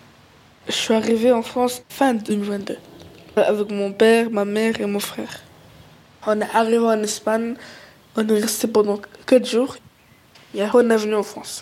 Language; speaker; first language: French; early bilingual, other home language; Arabic